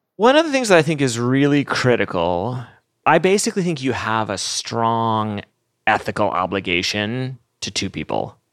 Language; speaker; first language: English; native; English